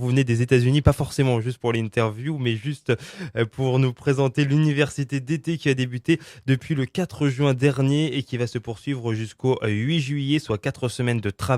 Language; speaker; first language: French; native; French